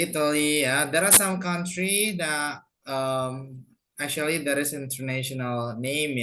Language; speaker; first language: English; non-native, fluent; Indonesian